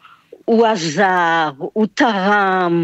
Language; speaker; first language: Hebrew; non-native, fluent; French